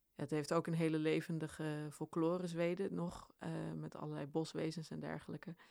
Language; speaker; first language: Dutch; early bilingual, other home language; Swedish